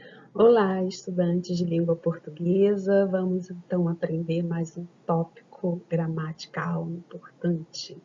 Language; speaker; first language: Portuguese; native; Portuguese